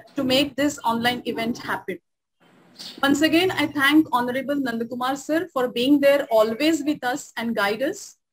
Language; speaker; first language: English; non-native, local second language; Marathi